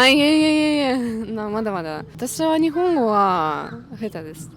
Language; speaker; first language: Japanese; non-native, learner; Russian